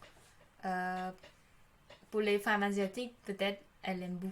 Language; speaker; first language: French; non-native, learner; Khmer